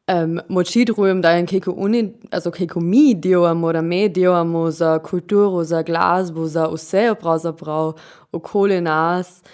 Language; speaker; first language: Slovenian; non-native, local second language; German